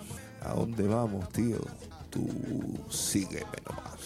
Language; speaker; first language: Spanish; native; Spanish